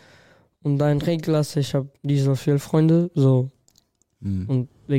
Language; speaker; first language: German; non-native, learner; Russian